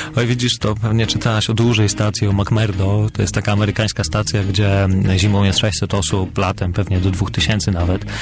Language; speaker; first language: Polish; native; Polish